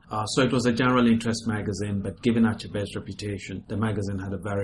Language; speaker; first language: English; non-native, local second language; Igbo